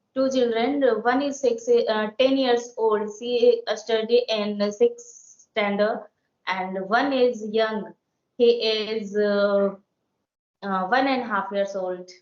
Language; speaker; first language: English; non-native, learner; Hindi